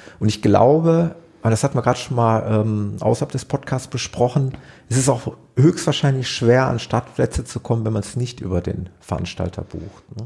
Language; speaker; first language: German; native; German